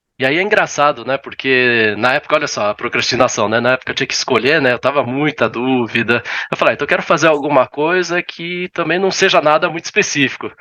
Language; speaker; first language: Portuguese; early bilingual, other home language; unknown